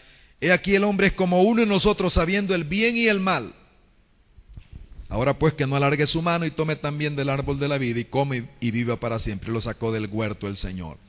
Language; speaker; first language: Spanish; native; Spanish